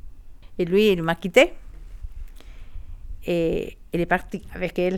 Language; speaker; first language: French; non-native, learner; Spanish